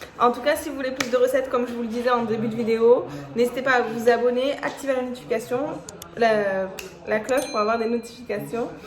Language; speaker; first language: French; early bilingual, other home language; Arabic